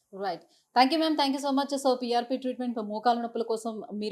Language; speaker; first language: Telugu; native; Telugu